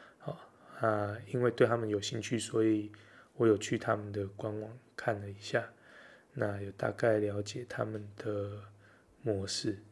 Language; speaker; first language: Chinese; native; Chinese